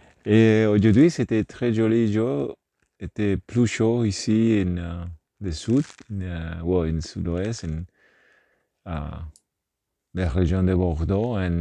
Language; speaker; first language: French; non-native, learner; Spanish